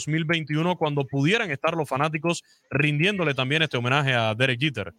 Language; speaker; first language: Spanish; native; Spanish